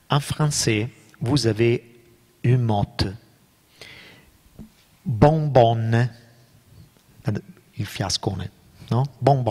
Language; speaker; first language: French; non-native, learner; Italian